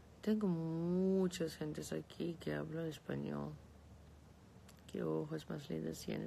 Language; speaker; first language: Spanish; non-native, learner; Russian